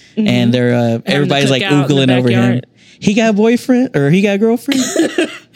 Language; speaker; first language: English; native; English